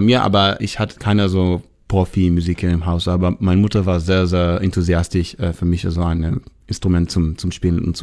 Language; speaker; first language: German; non-native, learner; Hebrew